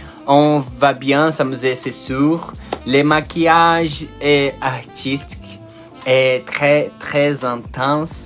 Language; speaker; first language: French; non-native, learner; Portuguese